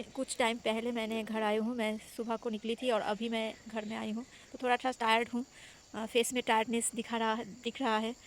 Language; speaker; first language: Hindi; non-native, local second language; Bangla